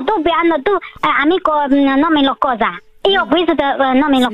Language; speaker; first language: Italian; non-native, learner; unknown